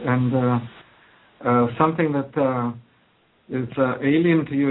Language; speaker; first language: English; non-native, fluent; Croatian